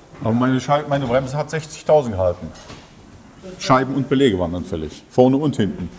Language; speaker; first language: German; native; German